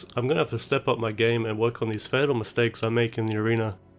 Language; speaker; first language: English; native; English